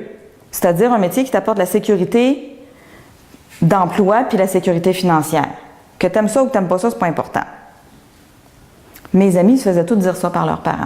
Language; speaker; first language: French; native; French